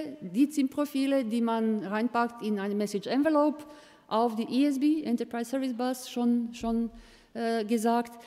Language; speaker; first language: German; non-native, fluent; Croatian